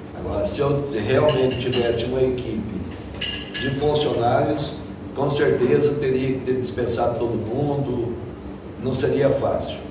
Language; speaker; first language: Portuguese; native; Portuguese